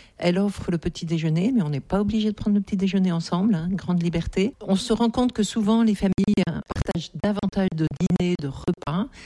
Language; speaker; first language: French; native; French